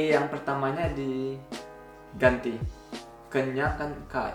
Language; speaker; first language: Indonesian; early bilingual, heritage; Indonesian